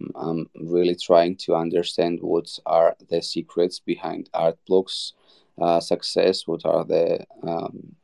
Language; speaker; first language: English; non-native, learner; Georgian